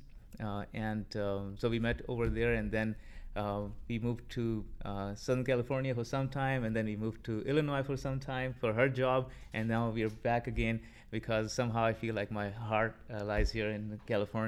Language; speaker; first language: English; non-native, local second language; Punjabi